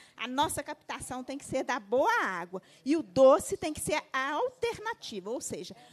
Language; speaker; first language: Portuguese; native; Portuguese